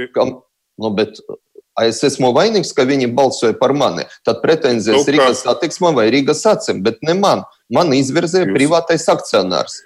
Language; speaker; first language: Latvian; non-native, local second language; Russian